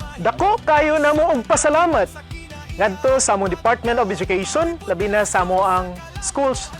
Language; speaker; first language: Cebuano; native; Cebuano